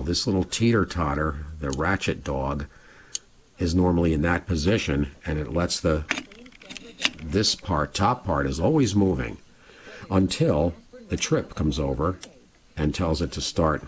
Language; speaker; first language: English; native; English